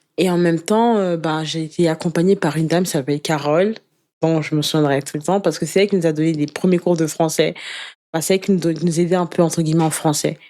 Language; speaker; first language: French; early bilingual, other home language; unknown